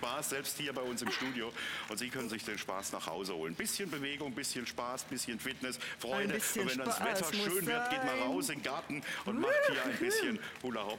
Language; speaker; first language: German; native; German